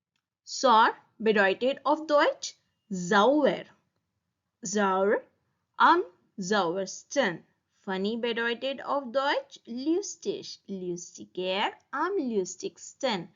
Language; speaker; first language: German; non-native, learner; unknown